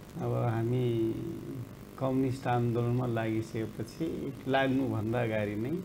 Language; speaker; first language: Nepali; non-native, local second language; Rana Tharu